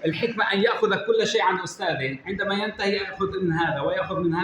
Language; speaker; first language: Arabic; native; Arabic